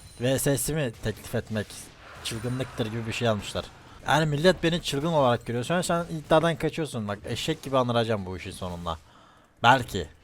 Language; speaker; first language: Turkish; native; Turkish